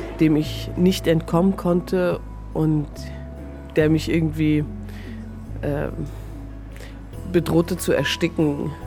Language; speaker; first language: German; early bilingual, other home language; Persian